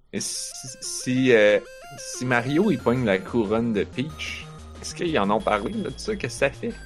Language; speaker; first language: French; native; French